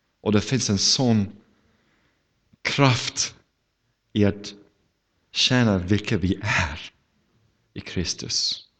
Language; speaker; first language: Swedish; non-native, fluent; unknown